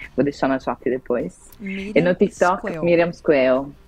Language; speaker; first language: Portuguese; non-native, fluent; Italian